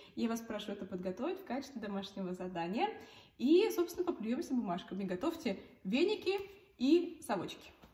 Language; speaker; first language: Russian; native; Russian